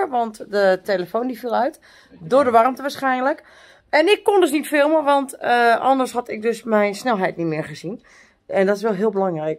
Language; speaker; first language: Dutch; native; Dutch